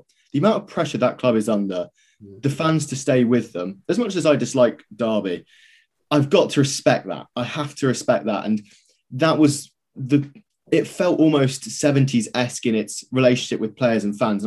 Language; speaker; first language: English; native; English